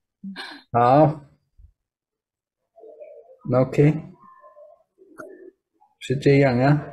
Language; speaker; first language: Chinese; non-native, learner; English